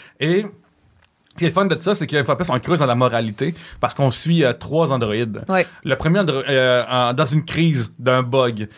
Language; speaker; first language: French; native; French